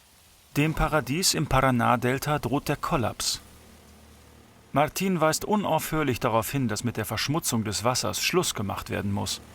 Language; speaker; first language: German; native; German